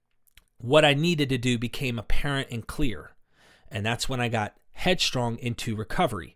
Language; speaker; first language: English; native; English